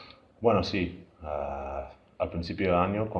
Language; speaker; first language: Spanish; non-native, fluent; English